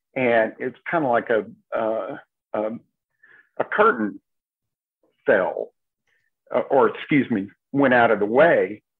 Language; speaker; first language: English; native; English